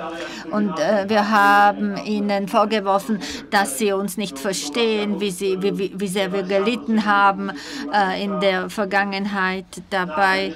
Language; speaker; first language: German; non-native, fluent; Czech